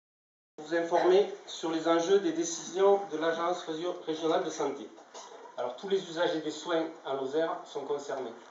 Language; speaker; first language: French; native; French